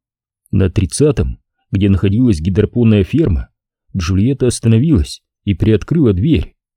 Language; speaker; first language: Russian; native; Russian